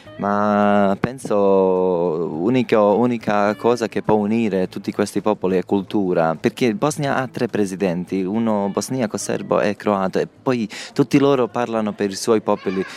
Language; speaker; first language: Italian; non-native, fluent; Bosnian